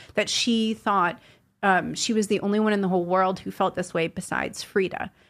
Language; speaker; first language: English; native; English